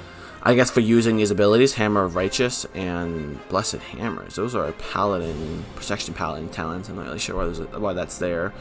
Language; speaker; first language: English; native; English